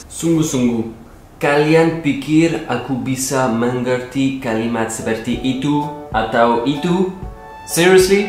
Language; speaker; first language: Indonesian; non-native, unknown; French